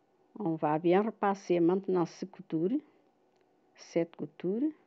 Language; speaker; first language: French; non-native, fluent; Portuguese